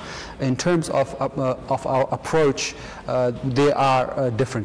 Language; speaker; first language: English; non-native, fluent; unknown